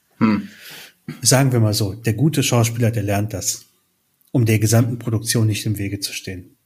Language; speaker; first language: German; early bilingual, other home language; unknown